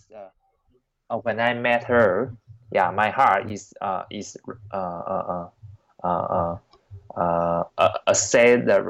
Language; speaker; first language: English; non-native, learner; Chinese